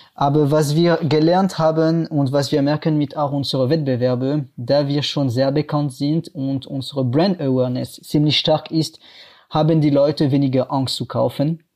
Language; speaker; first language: German; non-native, fluent; French